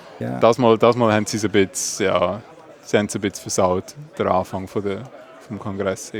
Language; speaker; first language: German; native; German